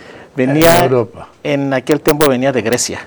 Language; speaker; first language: Spanish; non-native, fluent; Greek